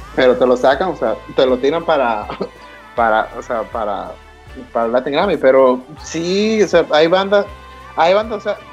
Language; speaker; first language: Spanish; native; Spanish